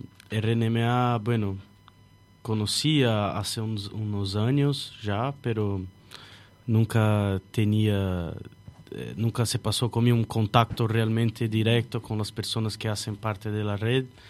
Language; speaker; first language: Portuguese; native; Portuguese